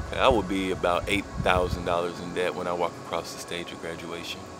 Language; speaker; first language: English; native; English